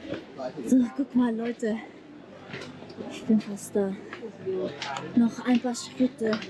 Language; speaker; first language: German; non-native, learner; Japanese